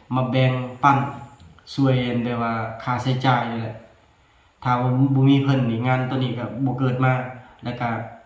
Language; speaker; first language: Lao; non-native, local second language; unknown